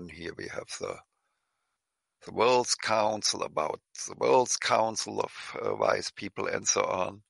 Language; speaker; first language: English; non-native, fluent; German